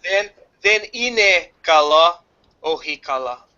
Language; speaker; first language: Greek; non-native, learner; English